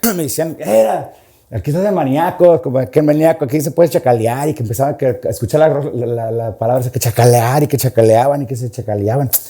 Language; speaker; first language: Spanish; early bilingual, heritage; Spanish